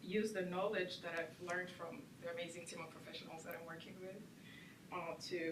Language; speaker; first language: English; non-native, local second language; Kinyarwanda